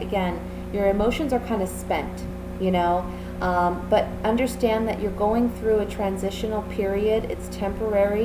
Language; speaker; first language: English; native; English